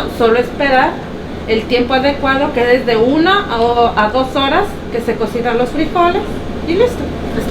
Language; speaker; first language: Spanish; native; Spanish